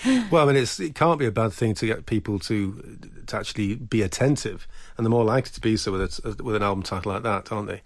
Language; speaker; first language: English; native; English